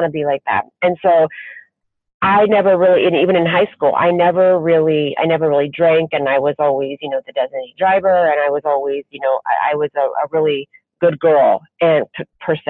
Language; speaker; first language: English; native; English